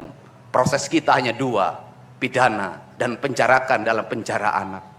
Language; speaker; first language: Indonesian; native; Indonesian